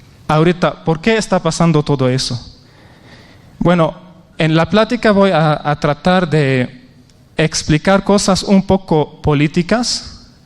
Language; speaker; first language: Spanish; non-native, fluent; Arabic